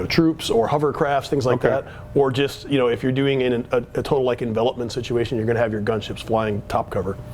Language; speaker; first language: English; native; English